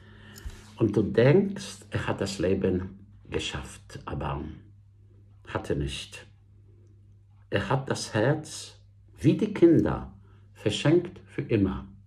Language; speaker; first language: German; non-native, fluent; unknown